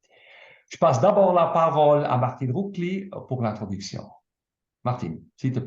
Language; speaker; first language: French; non-native, local second language; German